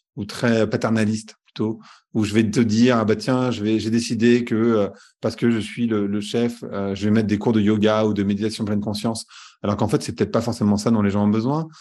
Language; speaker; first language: French; native; French